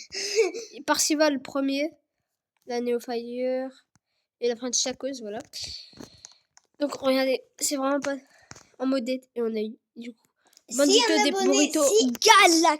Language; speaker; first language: French; native; French